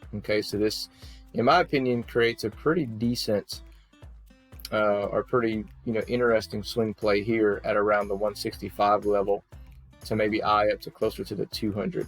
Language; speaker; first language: English; native; English